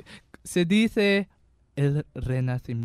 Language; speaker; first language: Spanish; non-native, learner; Filipino